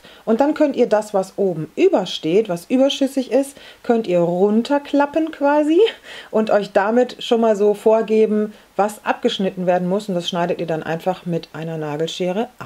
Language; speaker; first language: German; native; German